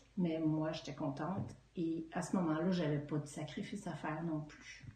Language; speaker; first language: French; native; French